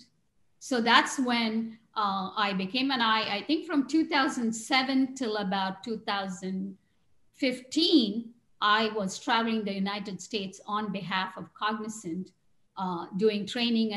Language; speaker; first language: English; non-native, local second language; Tamil